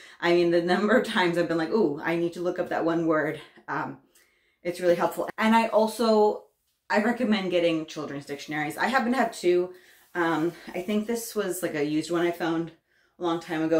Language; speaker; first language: English; native; English